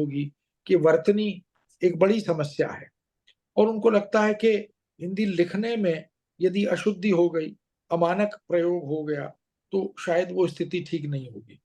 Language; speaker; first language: Hindi; native; Hindi